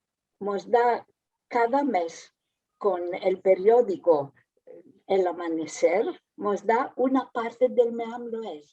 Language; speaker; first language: Spanish; early bilingual, heritage; Spanish